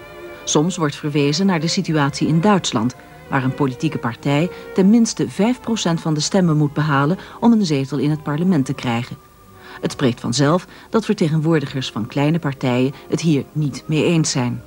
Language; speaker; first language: Dutch; native; Dutch